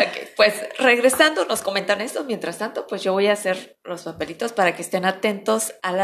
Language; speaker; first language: Spanish; native; Spanish